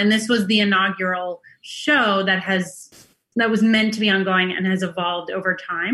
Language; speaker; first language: English; native; English